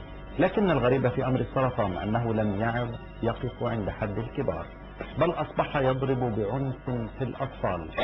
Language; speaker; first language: Arabic; native; Arabic